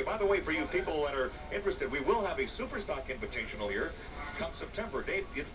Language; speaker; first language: English; native; English